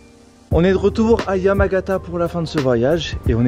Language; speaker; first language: French; native; French